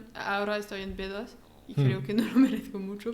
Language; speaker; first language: Spanish; non-native, learner; French